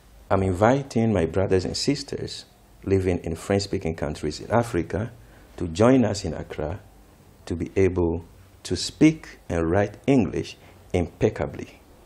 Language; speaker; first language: English; non-native, fluent; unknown